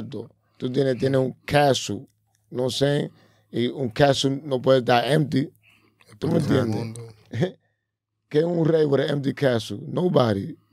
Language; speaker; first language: Spanish; early bilingual, heritage; Spanish